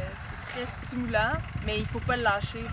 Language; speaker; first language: French; native; French